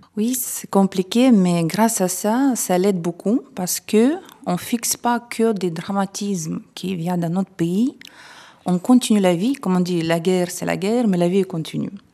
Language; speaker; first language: French; non-native, fluent; Russian